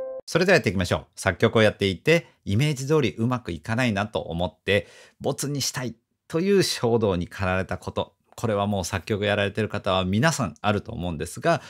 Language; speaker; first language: Japanese; native; Japanese